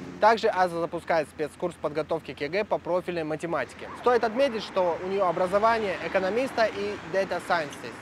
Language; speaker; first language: Russian; non-native, local second language; Chechen